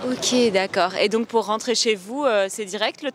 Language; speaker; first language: French; native; French